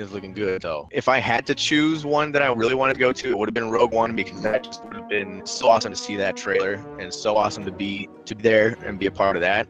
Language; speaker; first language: English; native; English